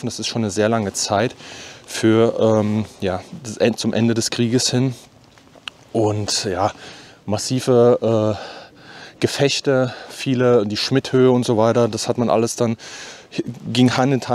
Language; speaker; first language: German; native; German